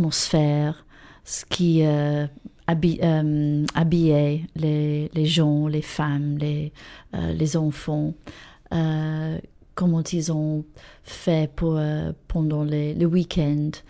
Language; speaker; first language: French; non-native, learner; English